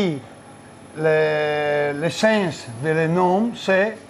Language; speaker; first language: French; non-native, learner; Italian